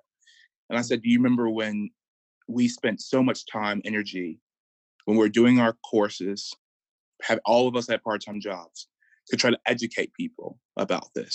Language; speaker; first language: English; native; English